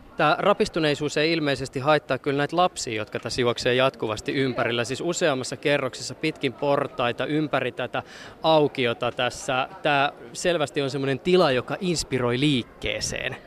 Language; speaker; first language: Finnish; native; Finnish